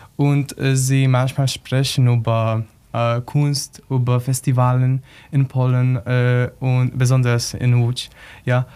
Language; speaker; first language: German; non-native, learner; Polish